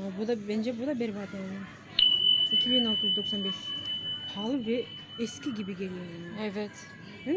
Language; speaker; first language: Turkish; non-native, fluent; Kyrgyz